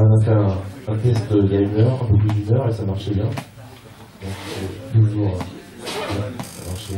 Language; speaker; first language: French; native; French